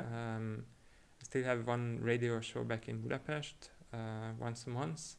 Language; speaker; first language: English; non-native, fluent; Hungarian